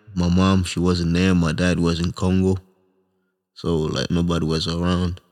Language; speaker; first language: English; non-native, local second language; Swahili